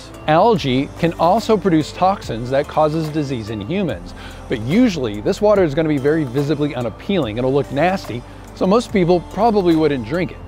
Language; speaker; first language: English; native; English